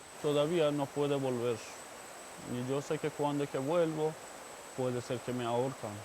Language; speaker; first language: Spanish; non-native, learner; Persian